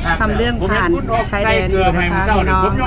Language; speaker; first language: Thai; native; Thai